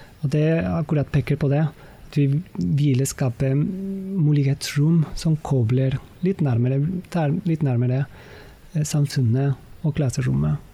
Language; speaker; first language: Norwegian; non-native, fluent; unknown